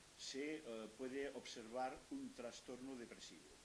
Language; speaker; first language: Spanish; non-native, local second language; Catalan